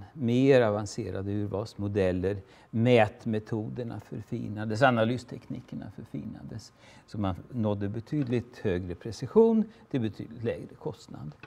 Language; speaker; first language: Swedish; native; Swedish